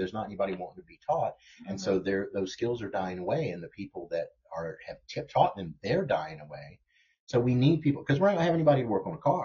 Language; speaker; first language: English; native; English